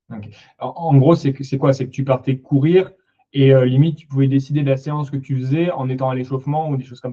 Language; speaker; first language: French; native; French